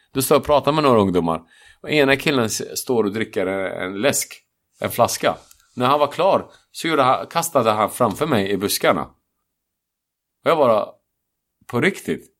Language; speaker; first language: Swedish; non-native, fluent; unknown